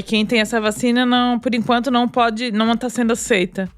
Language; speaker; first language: Portuguese; native; Portuguese